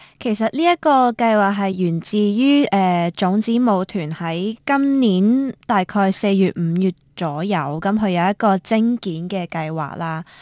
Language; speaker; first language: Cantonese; native; Cantonese